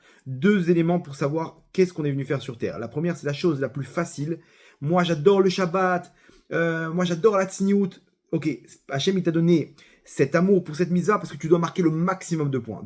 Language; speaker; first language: French; native; French